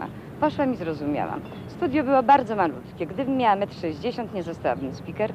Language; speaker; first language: Polish; native; Polish